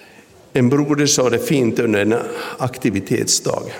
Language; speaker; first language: Swedish; non-native, local second language; Finnish